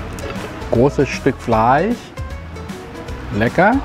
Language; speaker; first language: German; non-native, fluent; Thai